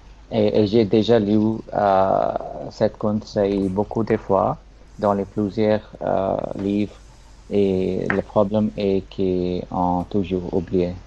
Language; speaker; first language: French; non-native, learner; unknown